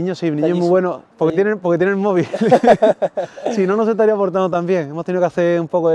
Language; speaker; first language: Spanish; native; Spanish